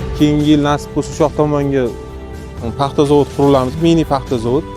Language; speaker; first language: Uzbek; native; Uzbek